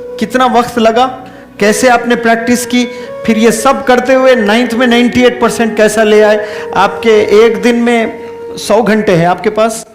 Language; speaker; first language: Urdu; native; Urdu